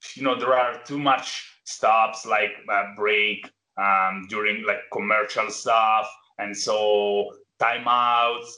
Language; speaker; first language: English; non-native, fluent; Italian